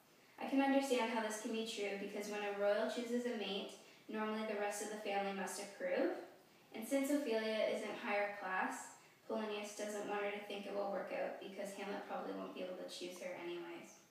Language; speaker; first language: English; native; English